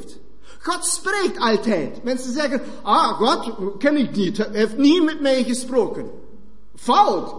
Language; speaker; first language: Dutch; non-native, fluent; German